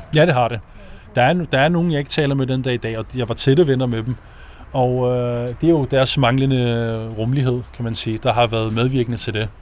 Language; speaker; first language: Danish; native; Danish